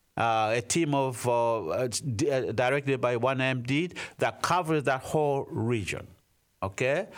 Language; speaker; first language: English; non-native, fluent; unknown